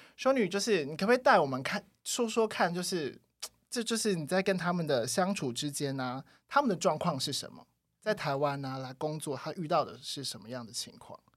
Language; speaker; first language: Chinese; native; Chinese